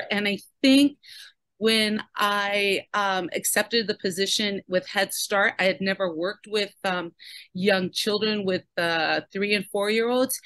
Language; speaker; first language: English; native; English